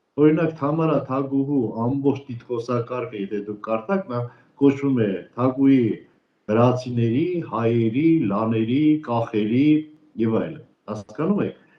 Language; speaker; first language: Armenian; native; Armenian